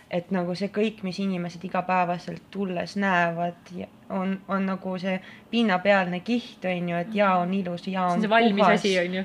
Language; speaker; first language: Estonian; non-native, local second language; Russian